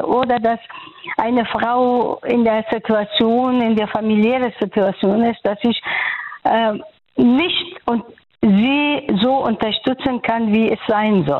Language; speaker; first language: German; non-native, fluent; Persian